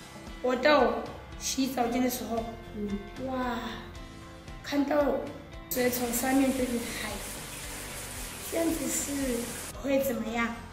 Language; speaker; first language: Chinese; non-native, learner; Southern Sotho